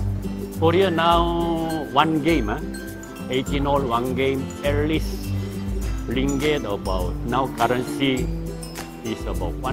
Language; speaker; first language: English; non-native, learner; Korean